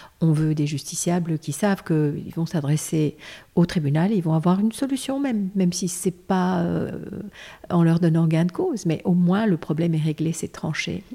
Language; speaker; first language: French; non-native, local second language; Armenian